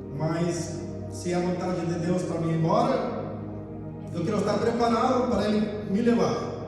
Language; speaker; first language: Portuguese; non-native, fluent; Spanish